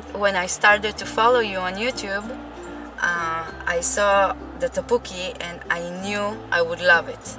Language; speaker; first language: English; non-native, fluent; Hebrew